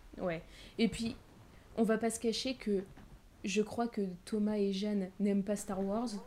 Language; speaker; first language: French; native; French